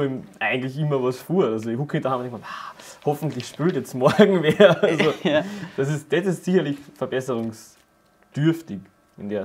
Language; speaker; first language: German; native; German